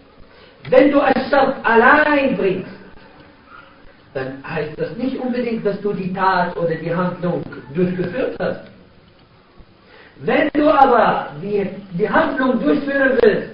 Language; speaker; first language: German; non-native, fluent; Arabic